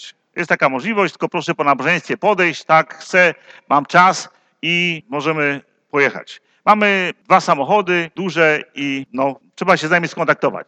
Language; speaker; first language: Polish; native; Polish